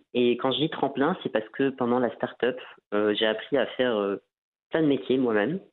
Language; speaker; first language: French; non-native, local second language; Arabic